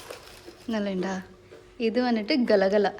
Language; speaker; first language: Malayalam; non-native, learner; Kannada